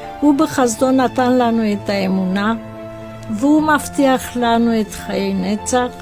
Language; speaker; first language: Hebrew; non-native, fluent; Romanian